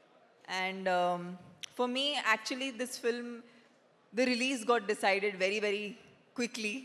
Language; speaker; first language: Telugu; non-native, local second language; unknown